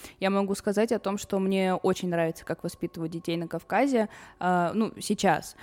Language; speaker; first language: Russian; early bilingual, other home language; Armenian